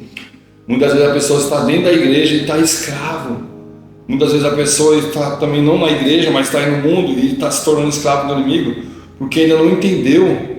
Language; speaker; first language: Portuguese; native; Portuguese